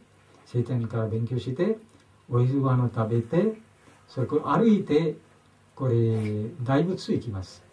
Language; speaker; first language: Japanese; non-native, learner; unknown